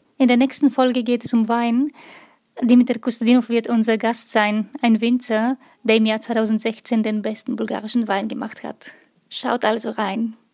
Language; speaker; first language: German; non-native, fluent; Bulgarian